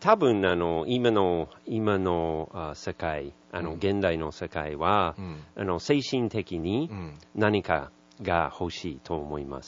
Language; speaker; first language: Japanese; non-native, learner; English